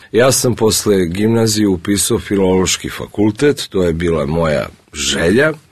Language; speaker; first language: Serbian; early bilingual, other home language; Russian